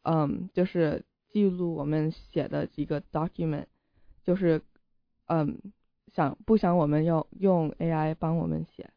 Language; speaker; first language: Chinese; early bilingual, heritage; Chinese